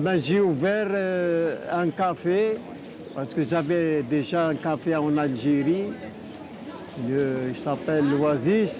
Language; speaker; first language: French; non-native, local second language; Arabic